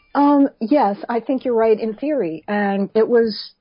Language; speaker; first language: English; native; English